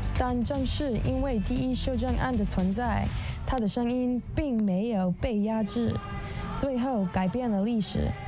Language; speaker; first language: Chinese; non-native, fluent; English